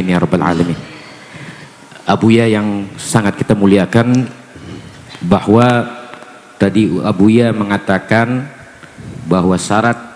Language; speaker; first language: Indonesian; native; Indonesian